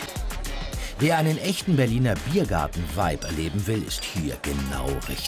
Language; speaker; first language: German; native; German